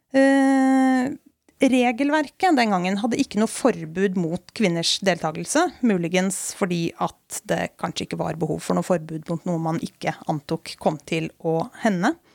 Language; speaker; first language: Norwegian; native; Norwegian